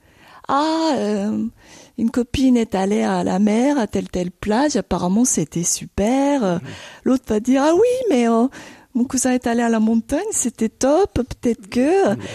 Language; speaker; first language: French; non-native, fluent; Japanese